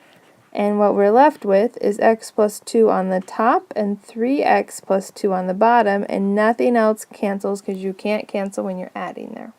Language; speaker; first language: English; native; English